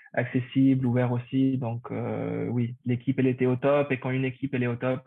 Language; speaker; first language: French; non-native, fluent; Spanish